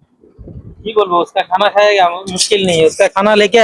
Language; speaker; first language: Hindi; non-native, learner; Bangla